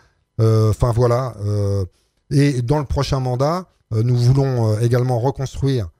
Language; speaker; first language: French; native; French